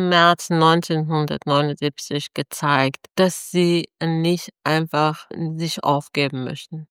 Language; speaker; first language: German; non-native, fluent; Persian